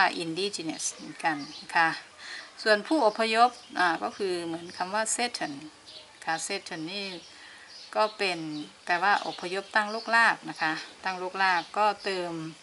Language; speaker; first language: Thai; native; Thai